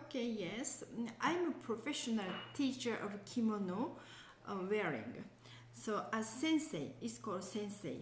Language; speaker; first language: English; non-native, learner; Japanese